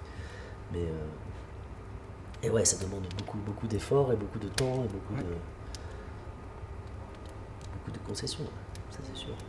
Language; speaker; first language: French; native; French